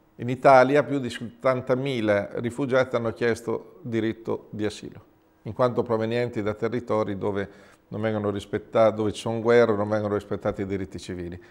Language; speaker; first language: Italian; native; Italian